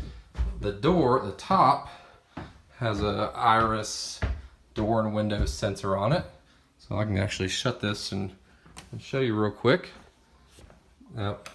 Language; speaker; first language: English; native; English